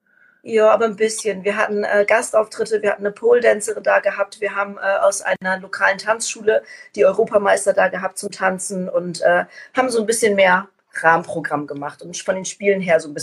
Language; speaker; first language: German; native; German